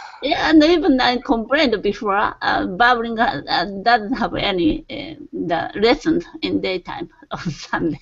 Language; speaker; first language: English; non-native, learner; Japanese